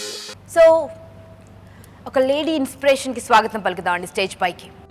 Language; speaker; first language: Telugu; native; Telugu